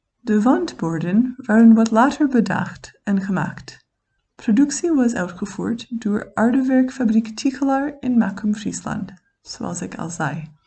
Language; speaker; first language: Dutch; non-native, fluent; English